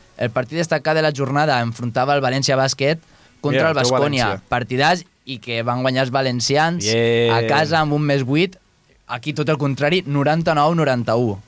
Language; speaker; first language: Catalan; native; Catalan